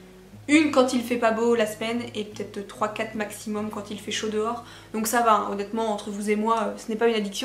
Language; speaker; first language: French; native; French